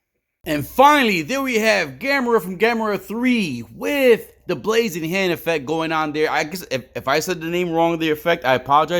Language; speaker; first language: English; native; English